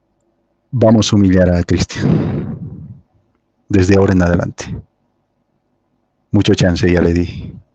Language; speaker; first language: Spanish; native; Spanish